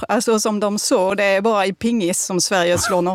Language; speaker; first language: Swedish; non-native, fluent; French